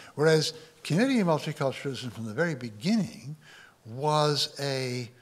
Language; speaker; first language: English; native; English